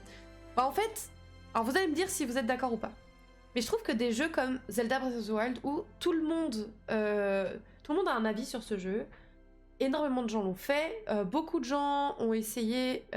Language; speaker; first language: French; native; French